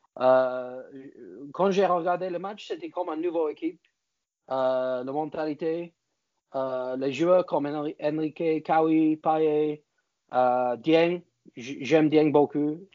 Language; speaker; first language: French; non-native, learner; English